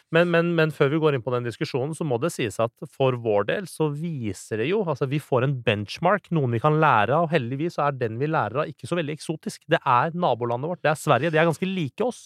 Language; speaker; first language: Norwegian; early bilingual, other home language; Persian